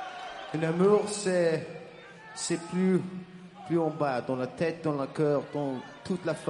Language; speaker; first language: French; non-native, learner; English